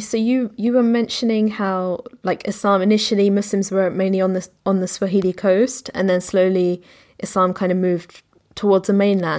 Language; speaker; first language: English; native; English